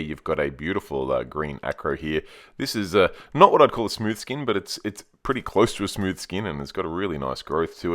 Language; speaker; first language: English; native; English